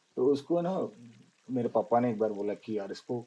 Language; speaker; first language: Hindi; non-native, local second language; Malayalam